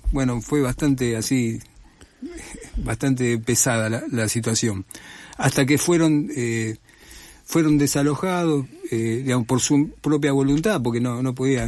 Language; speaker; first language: Spanish; native; Spanish